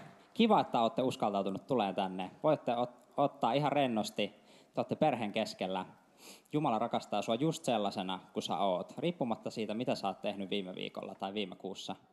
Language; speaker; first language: Finnish; native; Finnish